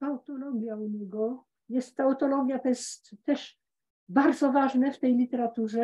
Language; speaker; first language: Polish; early bilingual, heritage; Polish